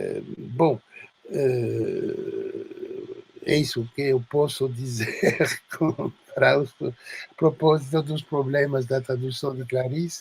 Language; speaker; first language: Portuguese; non-native, fluent; French